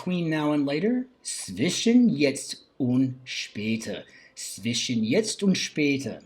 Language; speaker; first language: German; non-native, learner; English